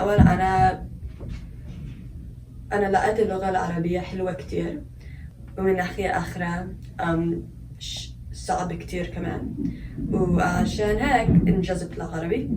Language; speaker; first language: Arabic; non-native, learner; English